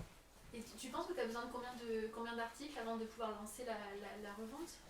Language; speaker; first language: French; native; French